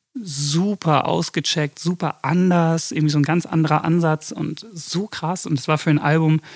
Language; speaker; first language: German; early bilingual, other home language; English